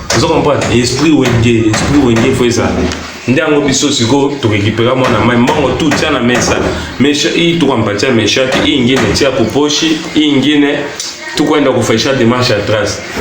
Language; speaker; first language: Lingala; native; Lingala